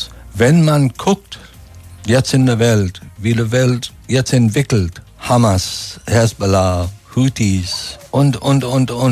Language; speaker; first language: German; non-native, fluent; English